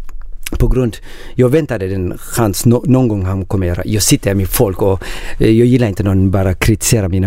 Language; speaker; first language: Swedish; non-native, learner; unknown